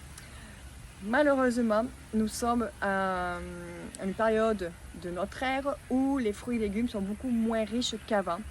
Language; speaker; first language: French; native; French